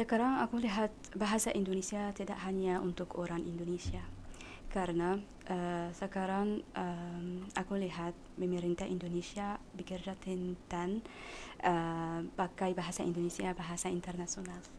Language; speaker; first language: Indonesian; non-native, learner; Arabic